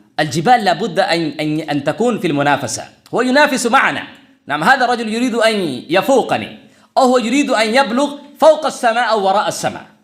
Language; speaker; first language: Arabic; non-native, fluent; Urdu